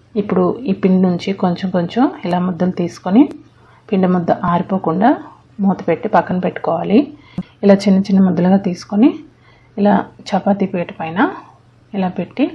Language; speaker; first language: Telugu; native; Telugu